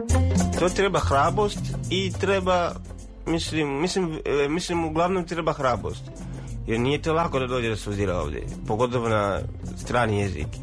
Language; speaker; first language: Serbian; non-native, learner; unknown